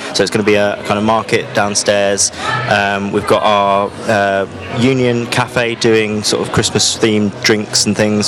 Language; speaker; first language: English; native; English